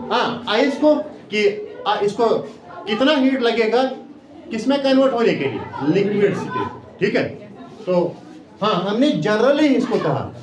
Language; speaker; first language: Hindi; non-native, local second language; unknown